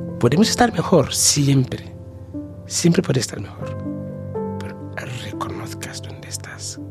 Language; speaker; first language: Spanish; non-native, fluent; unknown